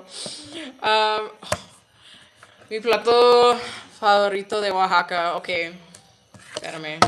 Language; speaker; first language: Spanish; non-native, learner; English